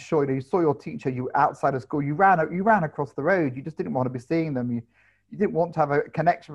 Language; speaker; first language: English; native; English